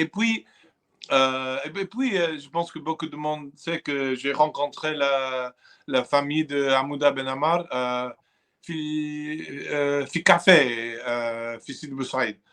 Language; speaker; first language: French; non-native, fluent; English